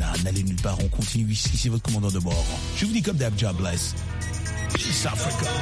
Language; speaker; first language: French; native; French